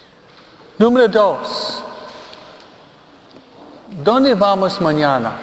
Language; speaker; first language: Spanish; non-native, fluent; English